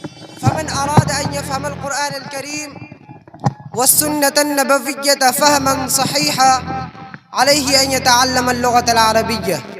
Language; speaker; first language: Arabic; non-native, fluent; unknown